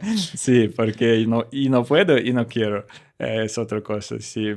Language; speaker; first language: Spanish; non-native, learner; Russian